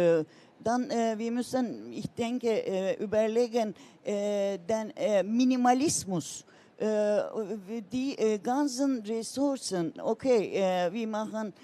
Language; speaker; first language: German; non-native, learner; Turkish